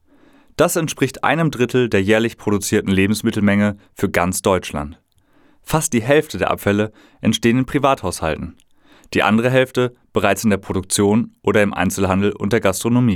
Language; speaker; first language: German; native; German